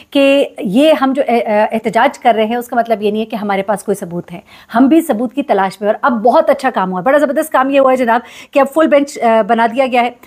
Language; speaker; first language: Urdu; native; Urdu